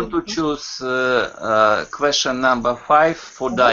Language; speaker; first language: English; non-native, learner; Russian